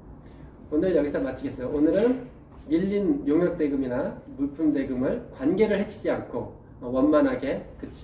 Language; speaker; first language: Korean; native; Korean